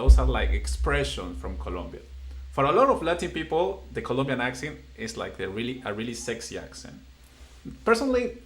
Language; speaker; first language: English; non-native, fluent; Spanish